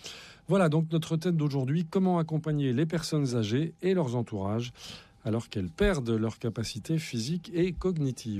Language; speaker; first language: French; native; French